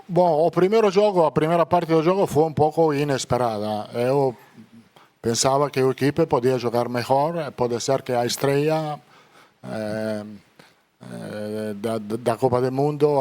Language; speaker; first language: Portuguese; non-native, learner; Italian